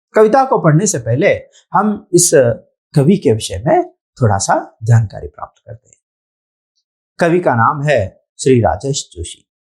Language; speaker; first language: Hindi; non-native, local second language; Telugu